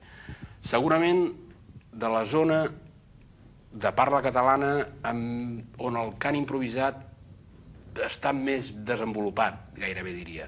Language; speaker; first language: Catalan; native; Catalan